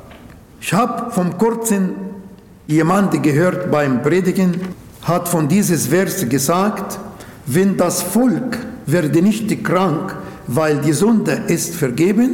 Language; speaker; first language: German; non-native, local second language; Arabic